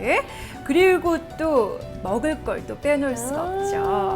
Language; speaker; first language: Korean; native; Korean